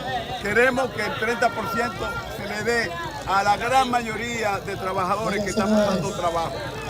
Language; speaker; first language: Spanish; native; Spanish